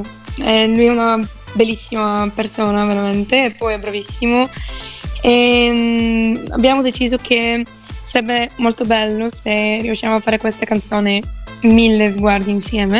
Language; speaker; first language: Italian; non-native, fluent; Bulgarian